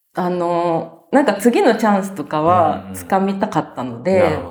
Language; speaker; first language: Japanese; native; Japanese